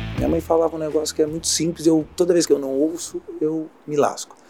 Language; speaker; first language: Portuguese; native; Portuguese